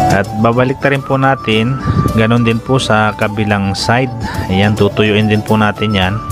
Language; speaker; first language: Filipino; non-native, local second language; Cebuano